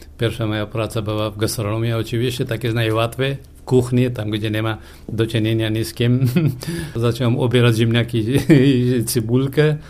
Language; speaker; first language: Polish; non-native, fluent; Persian